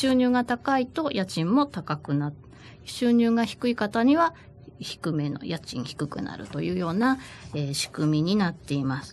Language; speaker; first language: Japanese; native; Japanese